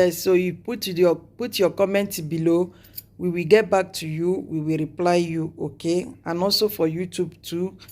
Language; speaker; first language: English; non-native, local second language; Nigerian Pidgin